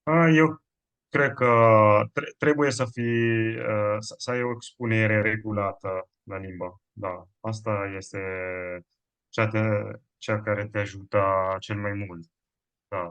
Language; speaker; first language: Romanian; non-native, fluent; Italian